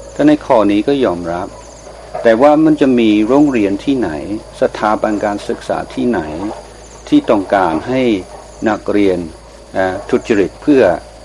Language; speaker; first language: Thai; non-native, fluent; English